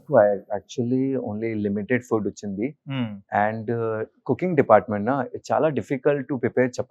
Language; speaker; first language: Telugu; non-native, learner; Hindi